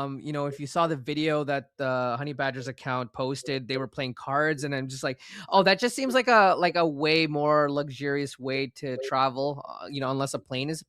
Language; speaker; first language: English; native; English